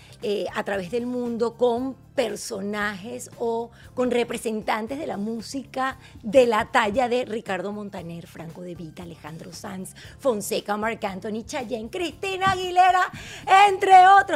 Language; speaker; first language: Spanish; native; Spanish